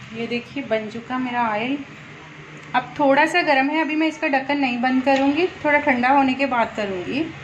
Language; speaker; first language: Hindi; non-native, local second language; Punjabi